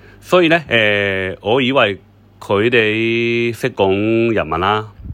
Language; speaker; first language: Cantonese; non-native, learner; Japanese